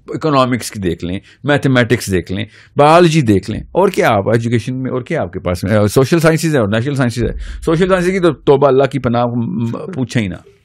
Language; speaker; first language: Urdu; native; Urdu